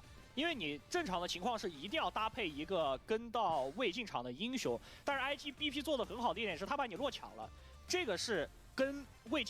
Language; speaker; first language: Chinese; native; Chinese